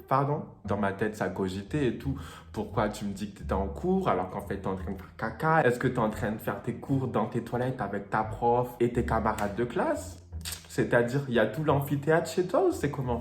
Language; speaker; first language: French; native; French